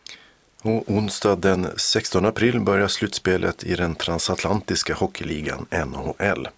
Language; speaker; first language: Swedish; native; Swedish